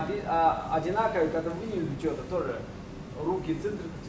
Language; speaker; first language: Russian; non-native, learner; Chinese